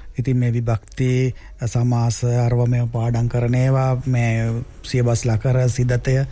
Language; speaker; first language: Sinhala; non-native, local second language; Tamil